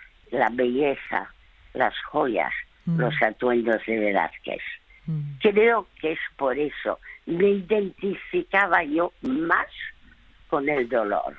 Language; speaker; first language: Spanish; early bilingual, other home language; French